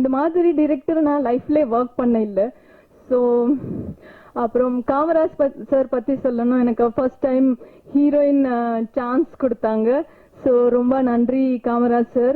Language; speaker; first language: Tamil; non-native, learner; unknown